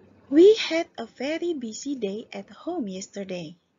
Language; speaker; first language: English; non-native, fluent; Indonesian